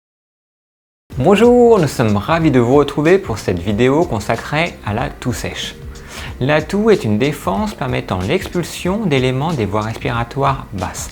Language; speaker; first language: French; native; French